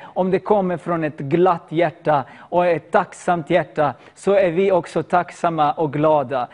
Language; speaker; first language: Swedish; non-native, fluent; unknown